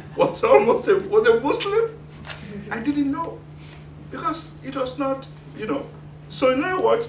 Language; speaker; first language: English; non-native, local second language; Yoruba